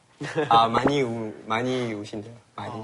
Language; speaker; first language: Korean; non-native, fluent; French